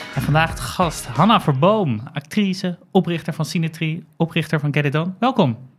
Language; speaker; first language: Dutch; native; Dutch